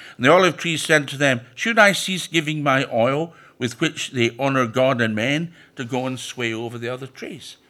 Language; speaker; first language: English; native; English